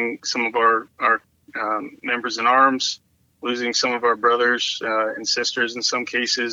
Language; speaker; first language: English; native; English